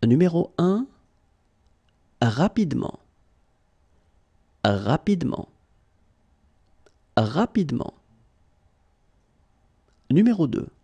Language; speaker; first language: French; native; French